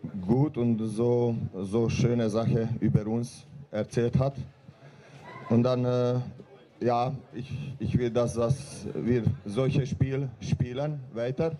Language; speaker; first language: German; non-native, learner; Hungarian